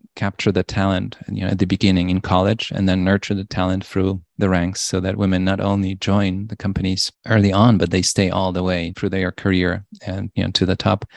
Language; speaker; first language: English; non-native, fluent; Polish